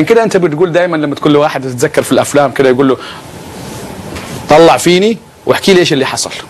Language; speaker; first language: Arabic; native; Arabic